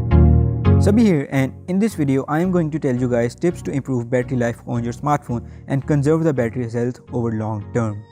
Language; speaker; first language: English; non-native, local second language; Urdu